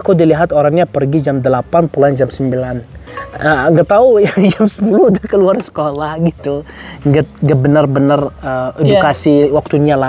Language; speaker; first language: Indonesian; non-native, fluent; Arabic